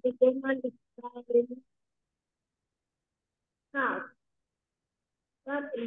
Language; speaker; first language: English; non-native, learner; Vietnamese